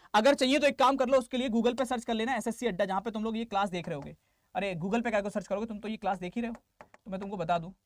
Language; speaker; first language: Hindi; native; Hindi